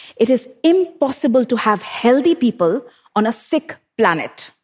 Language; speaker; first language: English; non-native, local second language; Hindi